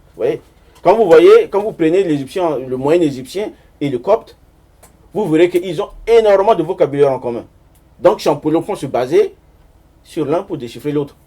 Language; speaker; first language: French; non-native, local second language; Sango